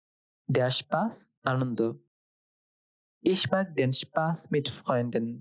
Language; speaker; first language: German; non-native, fluent; Bangla